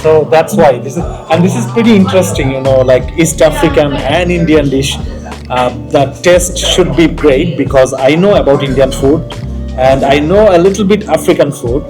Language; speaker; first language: English; non-native, local second language; Bangla